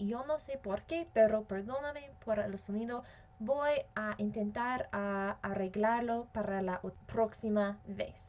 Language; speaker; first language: Spanish; non-native, fluent; English